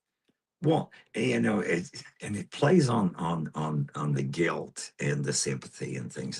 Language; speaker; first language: English; native; English